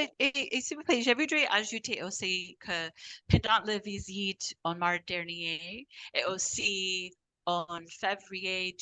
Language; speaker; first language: French; non-native, fluent; English